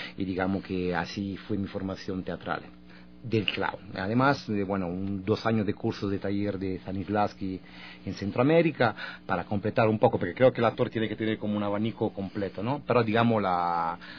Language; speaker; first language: Spanish; non-native, fluent; Italian